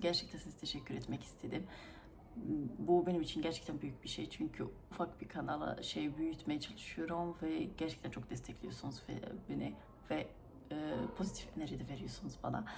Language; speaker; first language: Turkish; non-native, fluent; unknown